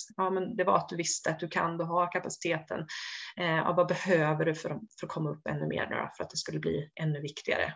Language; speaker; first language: Swedish; native; Swedish